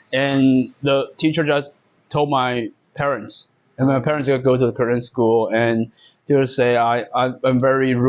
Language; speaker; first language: English; non-native, learner; Chinese